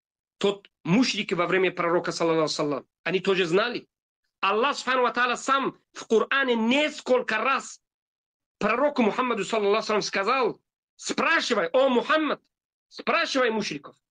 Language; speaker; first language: Russian; non-native, fluent; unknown